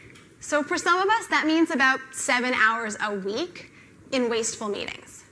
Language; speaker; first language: English; native; English